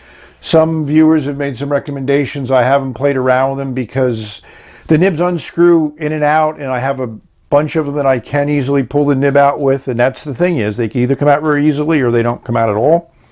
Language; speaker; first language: English; native; English